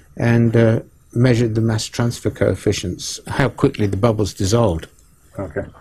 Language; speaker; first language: English; native; English